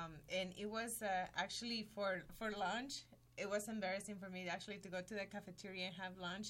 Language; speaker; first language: English; non-native, fluent; Spanish